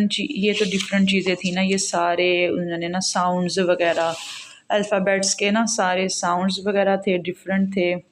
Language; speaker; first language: Urdu; native; Urdu